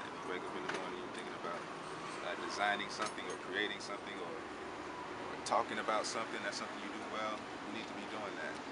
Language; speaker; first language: English; native; English